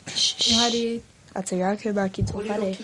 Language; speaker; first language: Māori; non-native, local second language; English